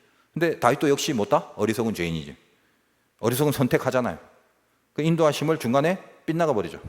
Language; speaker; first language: Korean; native; Korean